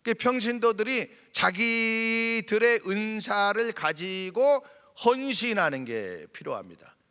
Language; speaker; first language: Korean; native; Korean